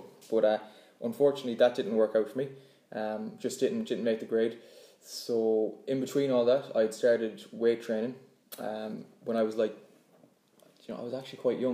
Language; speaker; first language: English; native; English